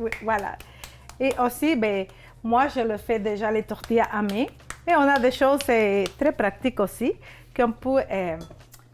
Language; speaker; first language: French; non-native, fluent; Spanish